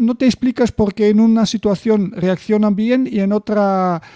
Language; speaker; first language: Spanish; non-native, fluent; Bulgarian